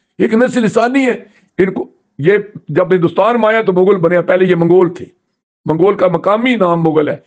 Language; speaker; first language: Urdu; non-native, local second language; Punjabi